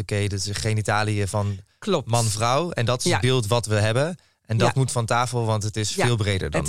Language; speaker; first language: Dutch; native; Dutch